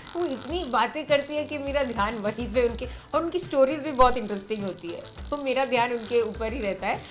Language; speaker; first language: Hindi; non-native, local second language; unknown